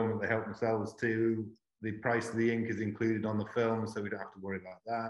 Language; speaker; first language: English; native; English